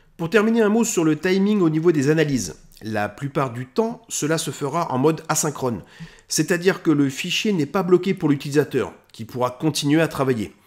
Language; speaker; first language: French; native; French